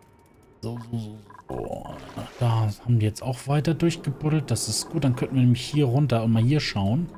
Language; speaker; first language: German; native; German